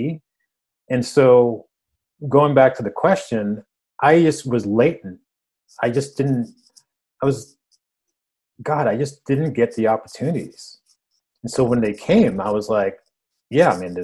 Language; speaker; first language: English; early bilingual, other home language; Spanish